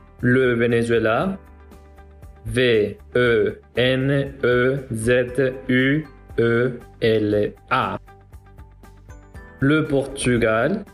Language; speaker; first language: French; non-native, learner; Spanish